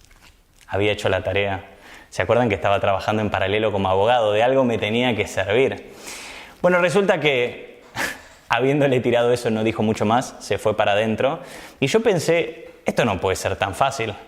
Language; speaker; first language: Spanish; native; Spanish